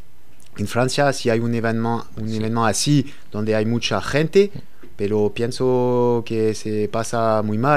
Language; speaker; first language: Spanish; non-native, learner; French